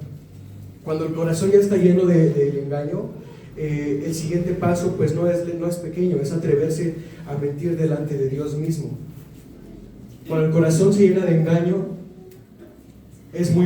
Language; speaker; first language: Spanish; native; Spanish